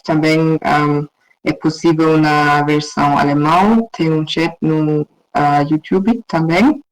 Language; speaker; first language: Portuguese; non-native, fluent; German